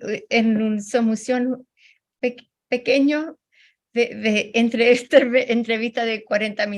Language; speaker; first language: Spanish; non-native, fluent; English